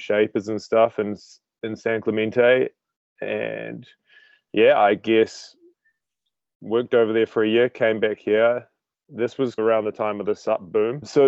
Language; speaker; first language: English; native; English